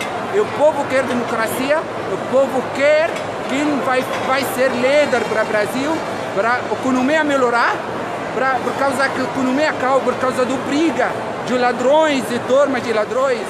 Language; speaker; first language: Portuguese; non-native, learner; Arabic